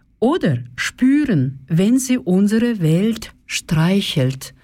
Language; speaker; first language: German; non-native, fluent; Russian